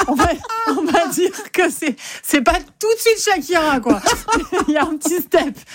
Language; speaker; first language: French; native; French